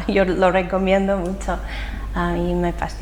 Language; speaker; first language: Spanish; non-native, fluent; English